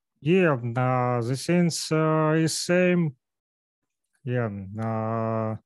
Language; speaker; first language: English; non-native, learner; Russian